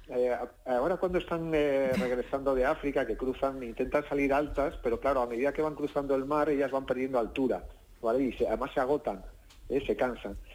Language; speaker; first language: Spanish; native; Spanish